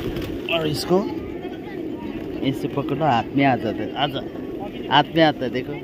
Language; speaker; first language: Hindi; non-native, local second language; Nepali